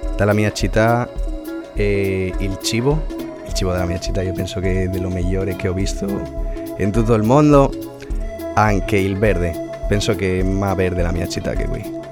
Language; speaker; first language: Italian; non-native, learner; Spanish